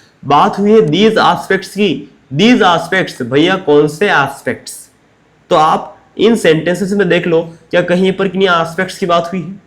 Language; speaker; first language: Hindi; native; Hindi